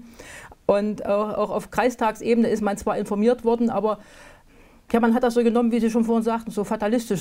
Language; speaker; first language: German; native; German